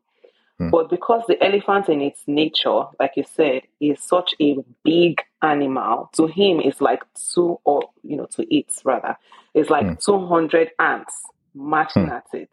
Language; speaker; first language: English; non-native, local second language; Yoruba